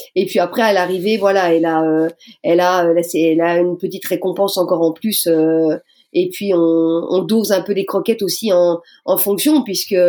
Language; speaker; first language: French; native; French